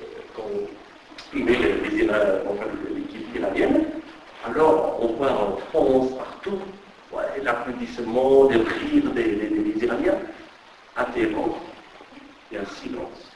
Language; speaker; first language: French; non-native, fluent; Persian